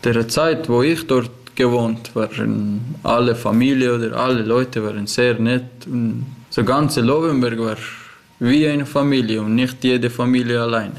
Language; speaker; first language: German; non-native, learner; Persian